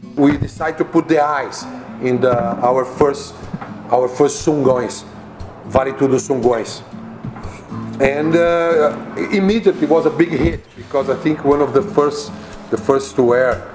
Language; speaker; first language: English; non-native, learner; Portuguese